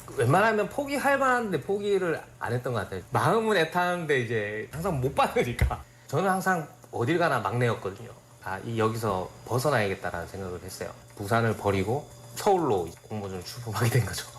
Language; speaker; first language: Korean; native; Korean